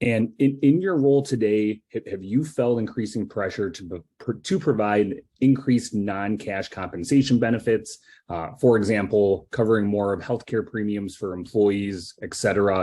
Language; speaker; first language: English; native; English